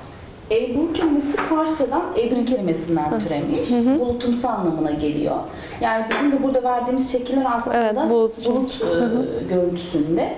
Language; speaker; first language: Turkish; native; Turkish